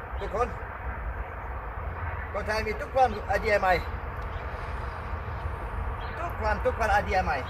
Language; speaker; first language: Thai; non-native, learner; German